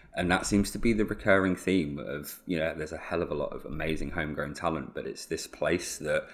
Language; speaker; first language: English; native; English